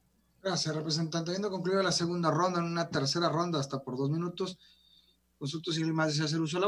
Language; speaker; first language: Spanish; native; Spanish